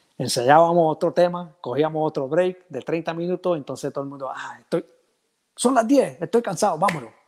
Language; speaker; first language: Spanish; early bilingual, heritage; Spanish